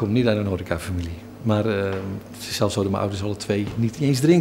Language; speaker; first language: Dutch; native; Dutch